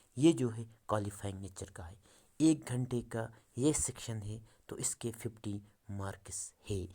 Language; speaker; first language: Urdu; non-native, local second language; Kashmiri